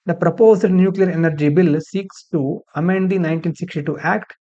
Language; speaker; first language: English; non-native, local second language; Kannada